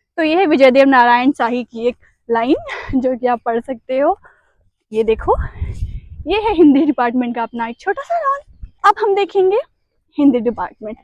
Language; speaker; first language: Hindi; native; Hindi